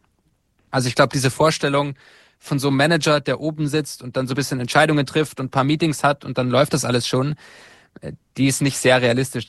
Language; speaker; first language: German; native; German